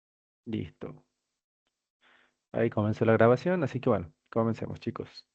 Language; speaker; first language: Spanish; native; Spanish